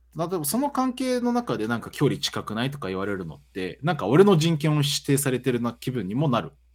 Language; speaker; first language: Japanese; early bilingual, other home language; Portuguese